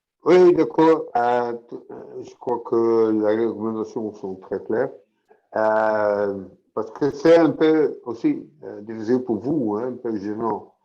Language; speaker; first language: French; non-native, fluent; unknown